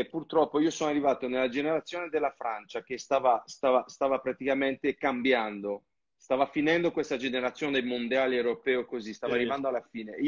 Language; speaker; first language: Italian; non-native, fluent; French